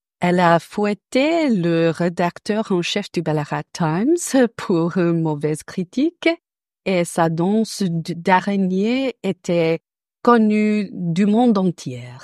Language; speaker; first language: French; non-native, learner; English